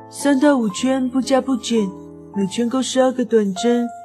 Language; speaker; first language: Chinese; native; Chinese